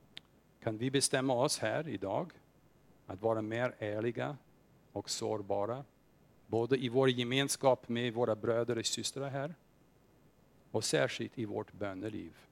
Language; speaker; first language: Swedish; non-native, fluent; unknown